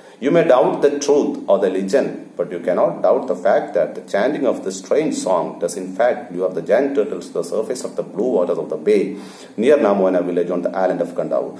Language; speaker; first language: English; non-native, local second language; Malayalam